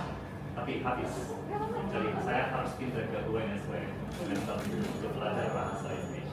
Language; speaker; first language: Indonesian; non-native, fluent; English